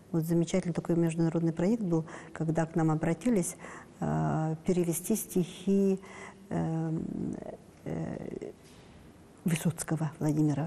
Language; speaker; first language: Russian; non-native, local second language; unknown